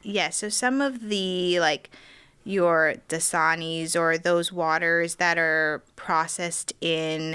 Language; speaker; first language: English; native; English